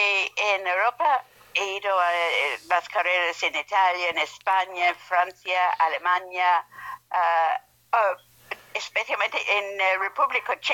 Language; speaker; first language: Spanish; non-native, fluent; English